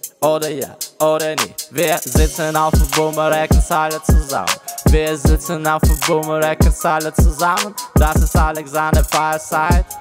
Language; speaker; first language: German; non-native, learner; Russian